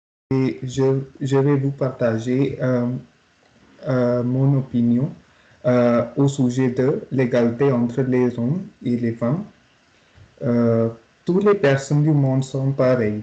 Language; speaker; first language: French; non-native, learner; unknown